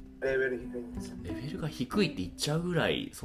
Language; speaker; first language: Japanese; non-native, learner; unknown